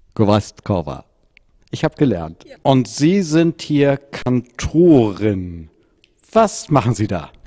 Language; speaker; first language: German; native; German